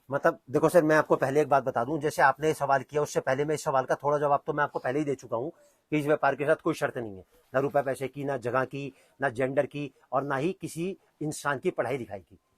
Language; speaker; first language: Hindi; native; Hindi